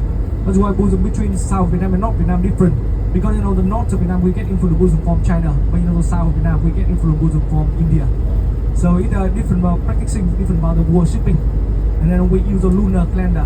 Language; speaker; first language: English; non-native, fluent; Vietnamese